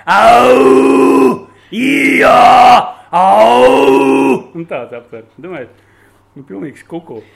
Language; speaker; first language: Latvian; native; Latvian